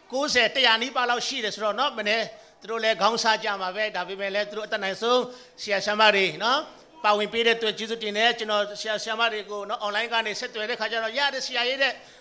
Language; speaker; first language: Burmese; non-native, local second language; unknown